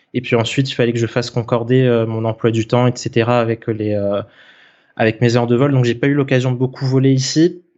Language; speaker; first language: French; native; French